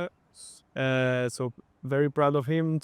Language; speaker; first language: English; non-native, fluent; French